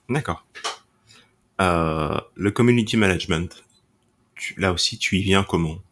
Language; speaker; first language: French; native; French